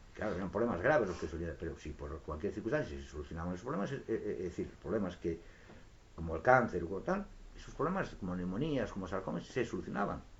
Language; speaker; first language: Spanish; non-native, local second language; Galician